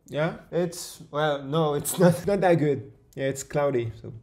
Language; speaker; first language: English; non-native, fluent; French